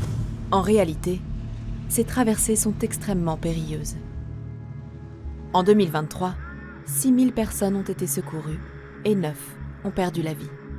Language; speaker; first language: French; native; French